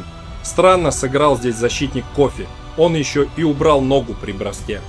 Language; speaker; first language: Russian; native; Russian